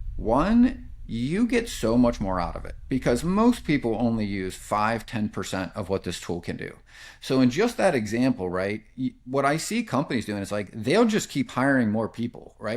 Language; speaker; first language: English; native; English